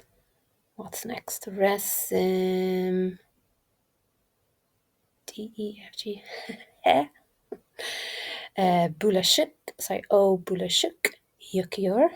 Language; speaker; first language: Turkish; non-native, learner; English